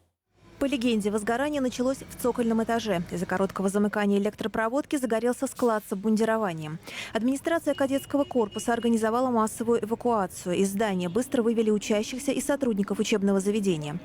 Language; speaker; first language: Russian; native; Russian